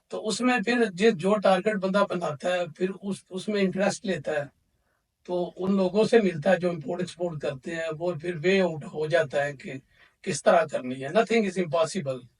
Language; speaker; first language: Urdu; non-native, local second language; Punjabi